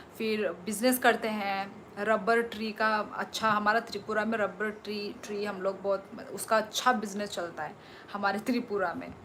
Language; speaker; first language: Hindi; non-native, local second language; Kok Borok